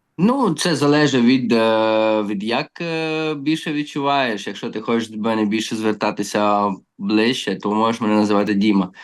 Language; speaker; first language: Ukrainian; early bilingual, heritage; Ukrainian